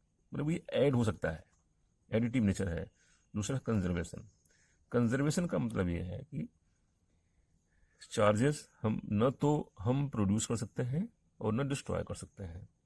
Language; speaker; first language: Hindi; native; Hindi